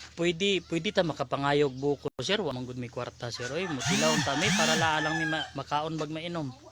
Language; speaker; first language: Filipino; native; Filipino